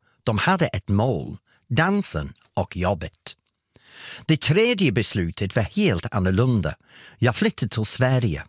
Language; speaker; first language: Swedish; non-native, fluent; English